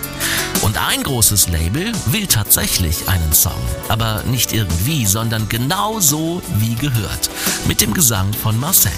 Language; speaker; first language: German; native; German